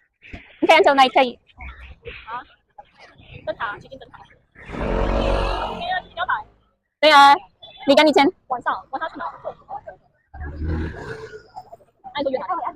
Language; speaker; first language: Chinese; non-native, learner; Filipino